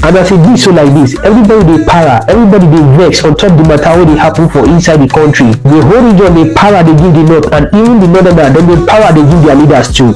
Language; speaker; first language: Nigerian Pidgin; native; Nigerian Pidgin